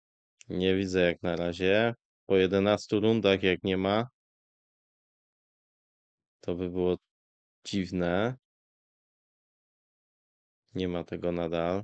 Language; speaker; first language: Polish; native; Polish